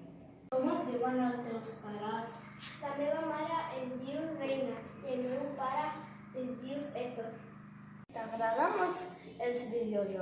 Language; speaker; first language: Catalan; non-native, learner; Spanish